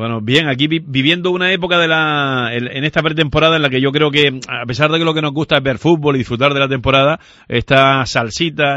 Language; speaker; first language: Spanish; native; Spanish